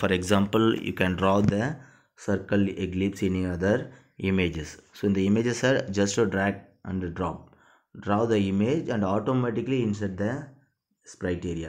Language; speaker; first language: English; non-native, local second language; Tamil